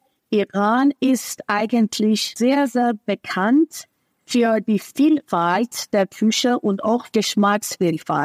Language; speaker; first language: German; non-native, fluent; Persian